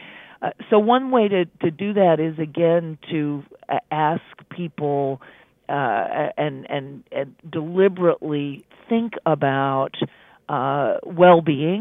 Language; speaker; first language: English; native; English